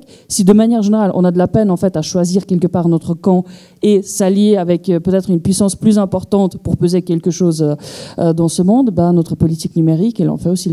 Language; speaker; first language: French; native; French